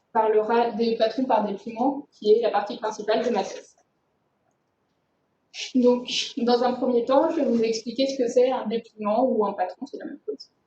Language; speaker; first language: French; native; French